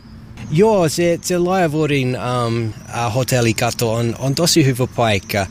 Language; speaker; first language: Finnish; non-native, learner; English